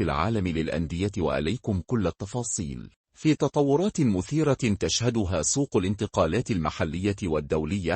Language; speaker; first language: Arabic; native; Arabic